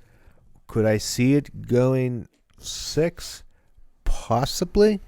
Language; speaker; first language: English; native; English